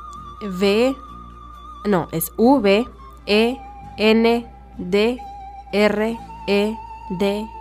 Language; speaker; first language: French; non-native, fluent; Spanish